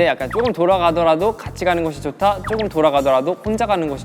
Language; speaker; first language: Korean; native; Korean